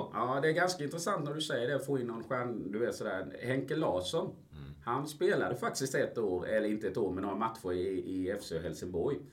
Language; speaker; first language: Swedish; early bilingual, other home language; Spanish